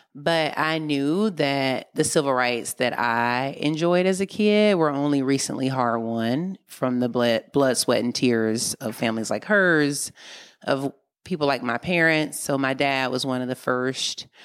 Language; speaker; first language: English; native; English